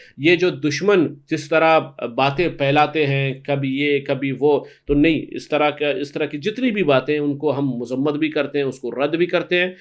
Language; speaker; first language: Urdu; non-native, local second language; Baluchi